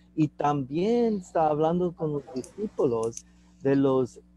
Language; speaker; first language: Spanish; non-native, learner; English